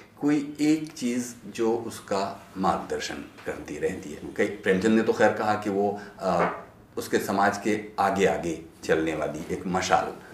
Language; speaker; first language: Hindi; native; Hindi